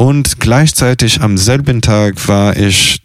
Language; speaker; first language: German; non-native, fluent; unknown